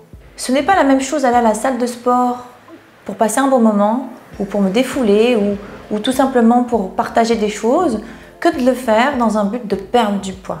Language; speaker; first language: French; native; French